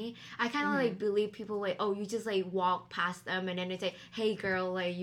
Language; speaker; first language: English; non-native, fluent; Vietnamese